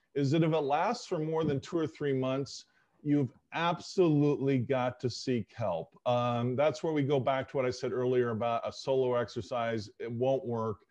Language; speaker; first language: English; native; English